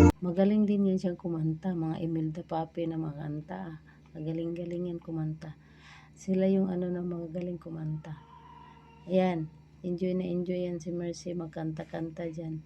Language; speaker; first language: Filipino; non-native, local second language; Cebuano